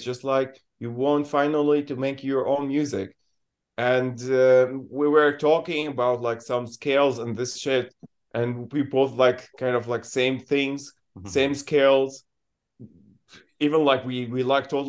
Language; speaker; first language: English; non-native, learner; Arabic